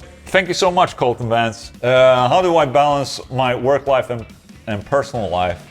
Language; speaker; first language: English; non-native, fluent; Swedish